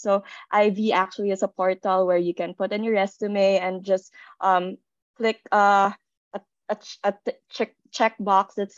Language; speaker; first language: English; non-native, local second language; Filipino